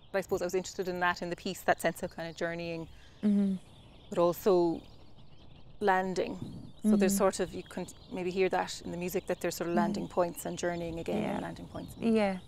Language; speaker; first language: English; native; English